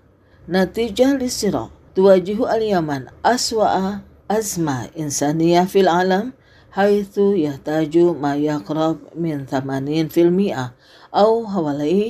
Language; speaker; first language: Arabic; non-native, fluent; Indonesian